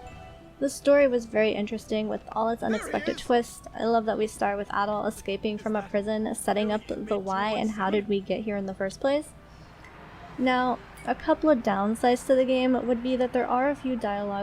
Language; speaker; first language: English; native; English